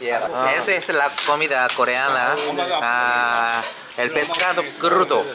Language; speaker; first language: Spanish; non-native, learner; Korean